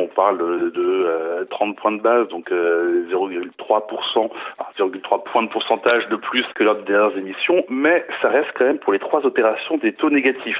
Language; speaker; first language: French; native; French